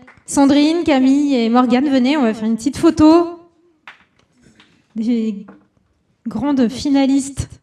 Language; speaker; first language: French; native; French